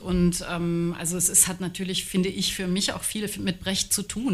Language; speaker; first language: German; native; German